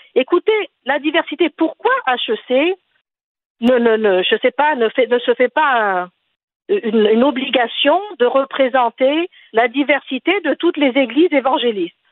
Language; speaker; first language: French; non-native, local second language; Arabic